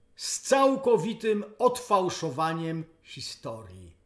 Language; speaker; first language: Polish; native; Polish